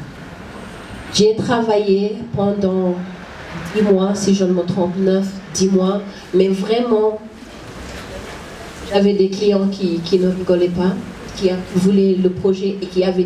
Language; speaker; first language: French; non-native, local second language; Wolof